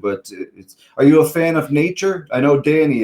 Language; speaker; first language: English; native; English